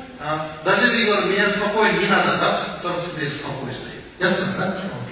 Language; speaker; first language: Russian; non-native, learner; Tibetan